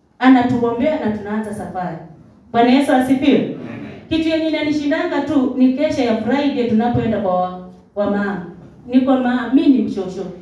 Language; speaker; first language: Swahili; native; Swahili